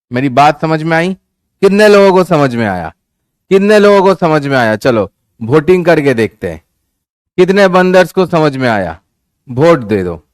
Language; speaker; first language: Hindi; non-native, local second language; Bangla